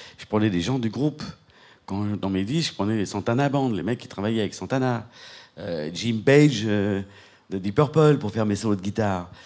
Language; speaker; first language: French; native; French